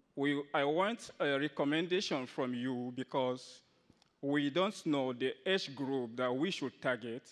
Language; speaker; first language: English; non-native, local second language; Hausa